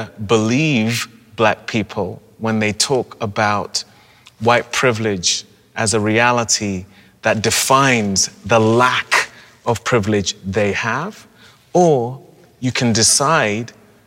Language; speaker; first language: English; native; English